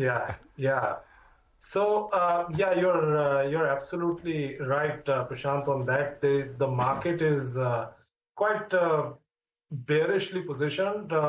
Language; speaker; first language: English; non-native, local second language; Hindi